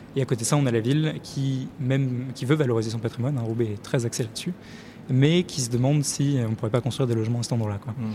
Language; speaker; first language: French; native; French